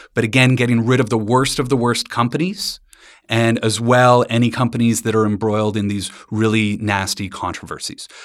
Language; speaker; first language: English; native; English